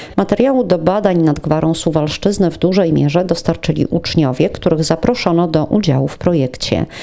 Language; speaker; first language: Polish; native; Polish